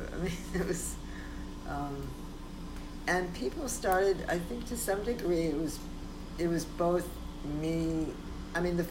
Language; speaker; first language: English; early bilingual, other home language; Polish